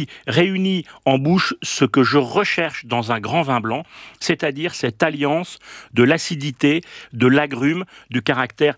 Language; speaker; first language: French; native; French